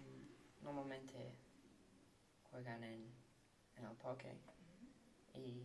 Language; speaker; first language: Spanish; non-native, learner; English